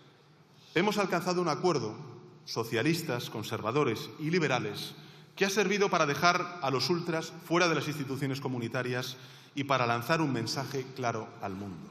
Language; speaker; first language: Spanish; native; Spanish